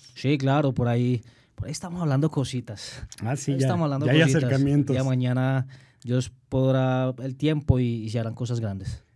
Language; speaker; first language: Spanish; native; Spanish